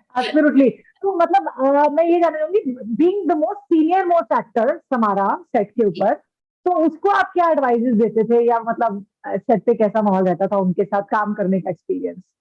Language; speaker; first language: Hindi; native; Hindi